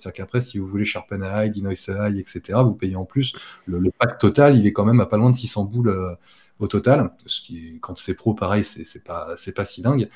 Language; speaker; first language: French; native; French